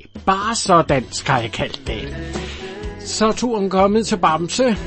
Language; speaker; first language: Danish; native; Danish